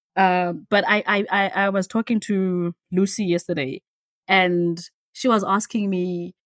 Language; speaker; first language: English; non-native, local second language; Xhosa